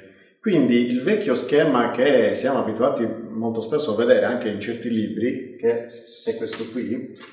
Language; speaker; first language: Italian; native; Italian